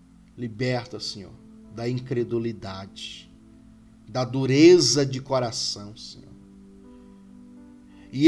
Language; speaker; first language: Portuguese; native; Portuguese